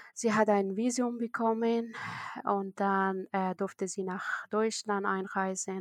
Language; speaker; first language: German; non-native, learner; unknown